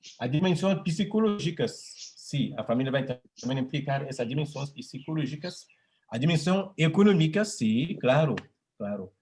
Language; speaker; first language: Portuguese; non-native, fluent; French